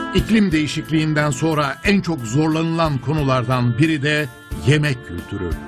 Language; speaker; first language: Turkish; native; Turkish